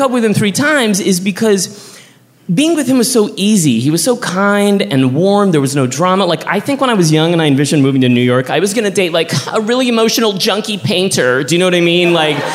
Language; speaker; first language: English; native; English